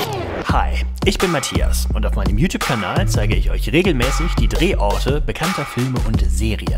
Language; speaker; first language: German; native; German